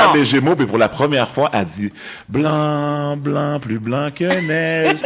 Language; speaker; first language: French; native; French